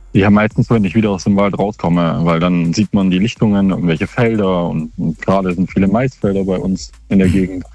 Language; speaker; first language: German; native; German